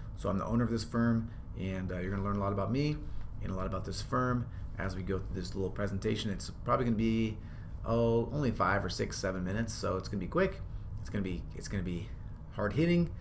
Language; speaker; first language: English; native; English